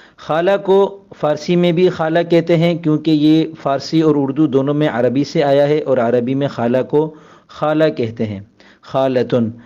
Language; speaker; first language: Urdu; native; Urdu